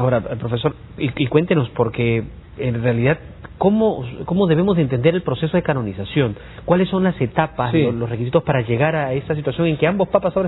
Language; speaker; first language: Spanish; native; Spanish